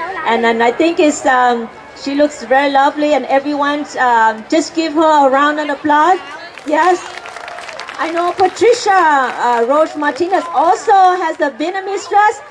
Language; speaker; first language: English; non-native, fluent; Vietnamese